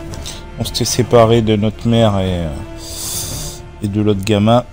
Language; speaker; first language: French; native; French